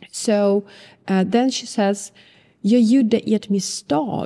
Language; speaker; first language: Swedish; non-native, fluent; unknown